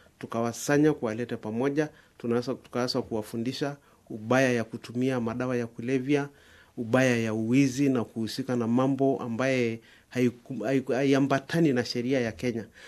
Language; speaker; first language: Swahili; non-native, local second language; Masai